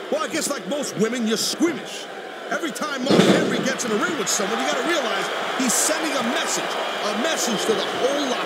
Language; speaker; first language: English; native; English